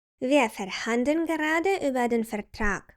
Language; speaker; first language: German; non-native, fluent; Ukrainian